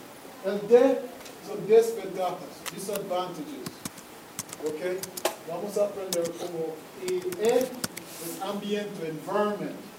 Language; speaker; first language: Spanish; non-native, fluent; English